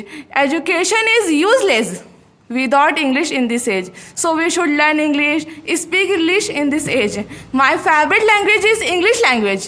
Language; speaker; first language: English; non-native, learner; Hindi